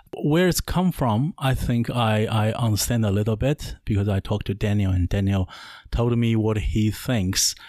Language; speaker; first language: English; non-native, learner; Chinese